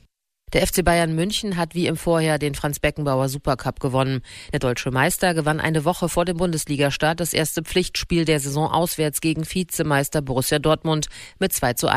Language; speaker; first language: German; native; German